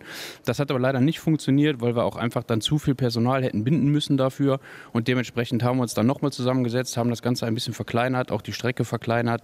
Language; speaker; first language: German; native; German